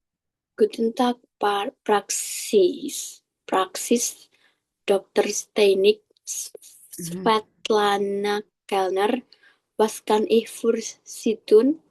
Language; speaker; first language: German; non-native, learner; Indonesian